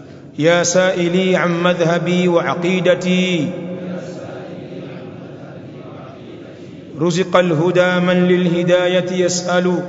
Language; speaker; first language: Arabic; non-native, fluent; Swahili